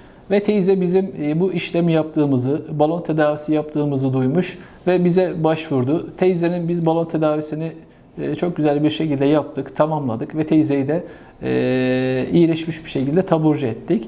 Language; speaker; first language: Turkish; native; Turkish